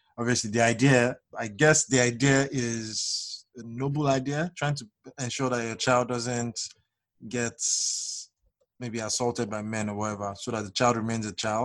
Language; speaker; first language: English; non-native, local second language; Yoruba